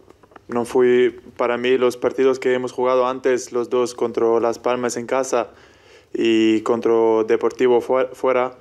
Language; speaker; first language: Spanish; non-native, fluent; German